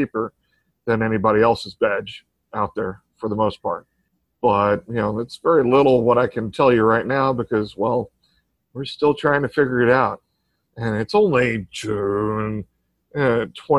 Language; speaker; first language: English; native; English